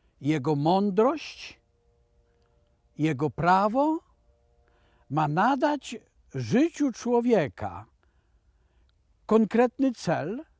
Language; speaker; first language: Polish; native; Polish